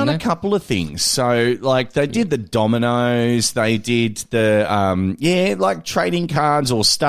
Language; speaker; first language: English; native; English